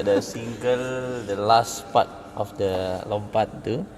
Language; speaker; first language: English; non-native, learner; Indonesian